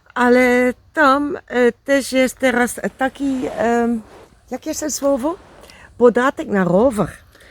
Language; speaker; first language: Polish; non-native, learner; Dutch